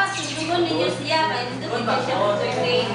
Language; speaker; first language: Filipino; non-native, local second language; Cebuano